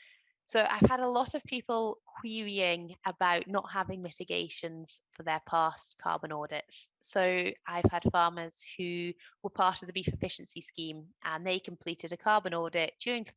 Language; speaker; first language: English; native; English